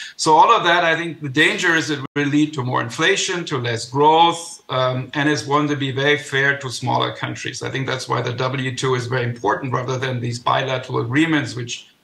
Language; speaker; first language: English; non-native, fluent; German